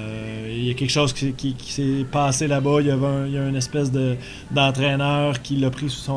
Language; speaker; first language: French; native; French